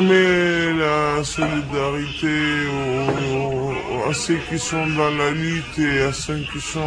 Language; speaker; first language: French; non-native, fluent; Greek